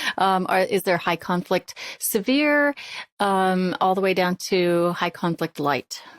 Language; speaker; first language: English; native; English